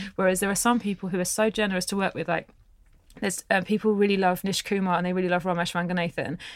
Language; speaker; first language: English; native; English